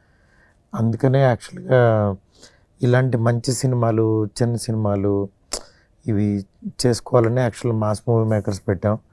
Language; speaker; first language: Telugu; native; Telugu